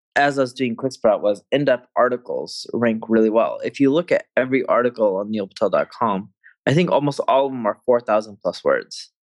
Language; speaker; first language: English; native; English